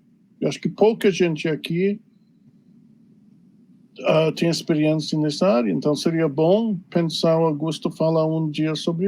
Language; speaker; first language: Portuguese; non-native, fluent; English